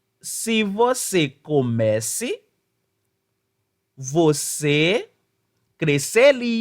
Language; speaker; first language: Portuguese; non-native, fluent; Haitian Creole